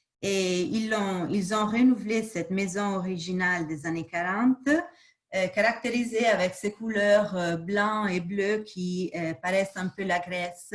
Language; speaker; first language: French; non-native, fluent; Portuguese